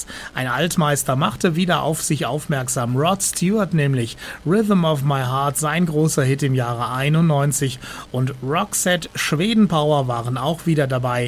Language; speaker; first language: German; native; German